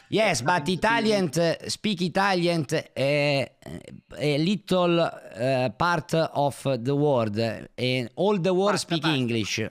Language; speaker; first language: English; non-native, learner; Italian